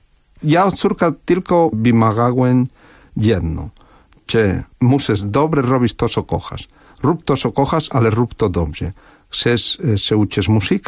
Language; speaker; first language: Polish; non-native, fluent; Spanish